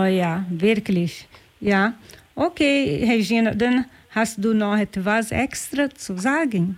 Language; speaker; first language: German; non-native, fluent; Portuguese